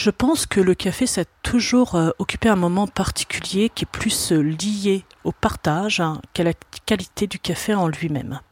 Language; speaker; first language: French; native; French